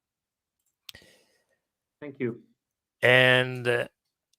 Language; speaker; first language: English; non-native, fluent; Italian